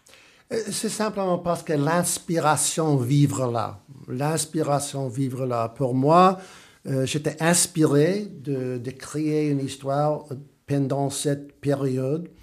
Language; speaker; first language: French; non-native, fluent; English